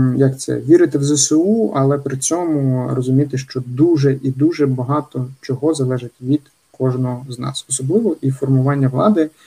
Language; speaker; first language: Ukrainian; native; Ukrainian